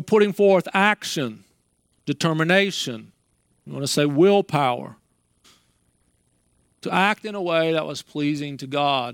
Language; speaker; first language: English; native; English